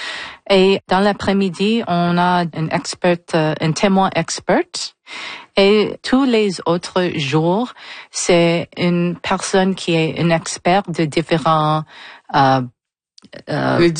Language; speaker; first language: French; non-native, local second language; English